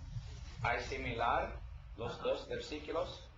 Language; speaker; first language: Spanish; non-native, learner; English